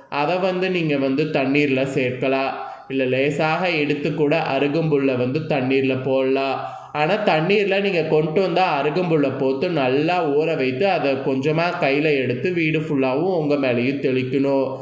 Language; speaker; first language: Tamil; native; Tamil